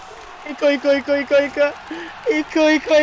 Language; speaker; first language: Japanese; non-native, learner; Filipino